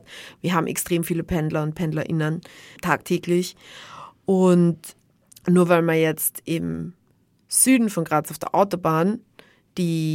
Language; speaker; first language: German; native; German